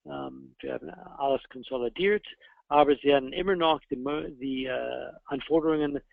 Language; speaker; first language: German; non-native, fluent; English